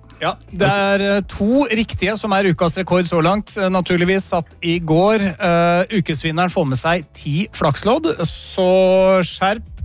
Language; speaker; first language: Norwegian; native; Norwegian